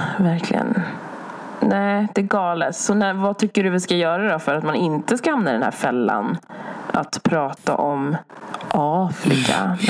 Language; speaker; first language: Swedish; early bilingual, other home language; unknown